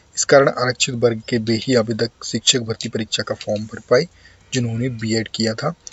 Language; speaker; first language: Hindi; native; Hindi